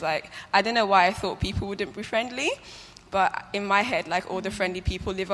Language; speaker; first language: English; native; English